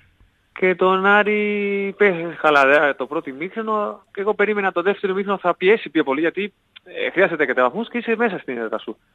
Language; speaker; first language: Greek; non-native, learner; Spanish